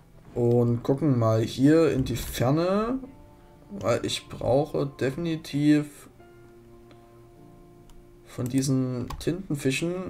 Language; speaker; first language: German; native; German